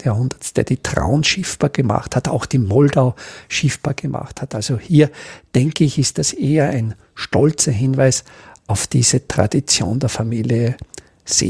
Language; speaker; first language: German; native; German